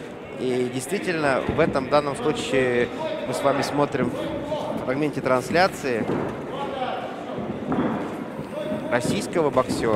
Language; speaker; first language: Russian; native; Russian